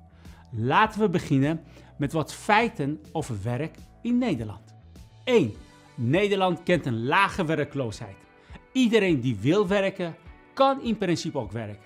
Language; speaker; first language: Dutch; non-native, fluent; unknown